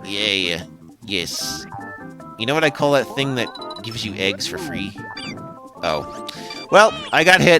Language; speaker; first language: English; native; English